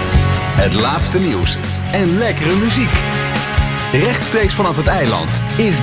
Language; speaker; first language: Dutch; native; Dutch